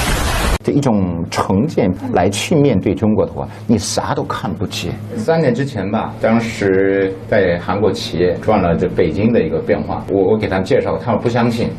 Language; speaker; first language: Chinese; non-native, fluent; Korean